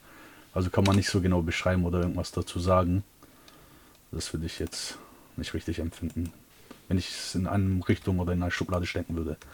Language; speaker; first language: German; early bilingual, other home language; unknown